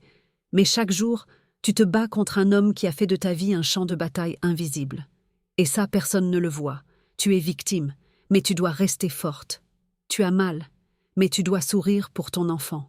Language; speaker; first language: French; native; French